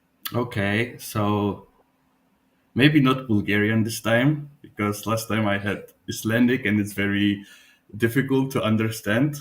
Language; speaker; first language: English; non-native, fluent; Polish